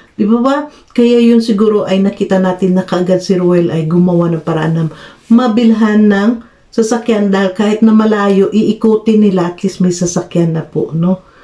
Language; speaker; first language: Filipino; native; Filipino